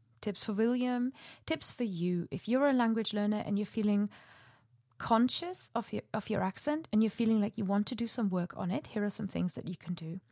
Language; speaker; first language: English; non-native, fluent; German